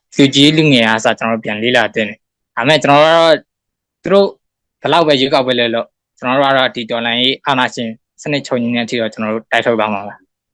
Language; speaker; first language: Burmese; native; Burmese